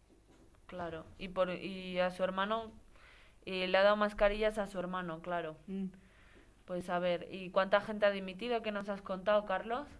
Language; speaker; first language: Spanish; native; Spanish